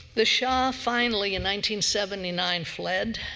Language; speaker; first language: English; native; English